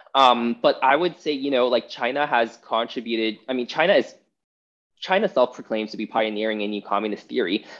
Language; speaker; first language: English; non-native, fluent; Chinese